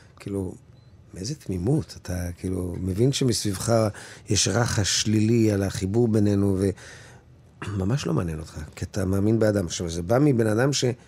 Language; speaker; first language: Hebrew; native; Hebrew